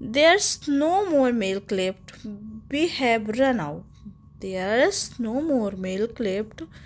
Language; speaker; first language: Hindi; native; Hindi